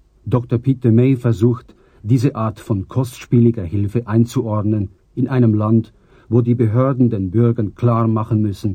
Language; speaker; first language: German; native; German